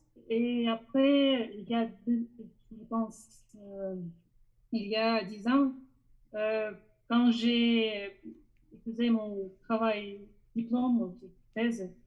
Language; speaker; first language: French; non-native, learner; Russian